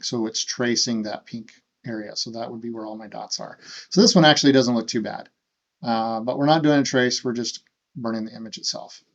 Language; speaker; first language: English; native; English